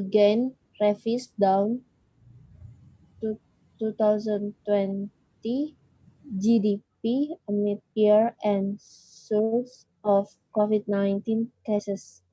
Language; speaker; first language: English; non-native, learner; Indonesian